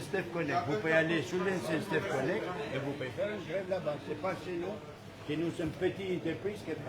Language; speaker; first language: French; non-native, learner; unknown